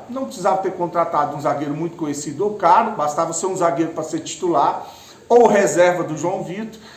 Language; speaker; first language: Portuguese; native; Portuguese